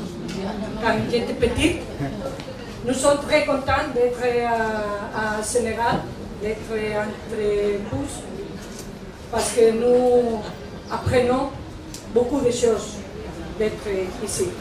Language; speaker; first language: French; non-native, learner; Spanish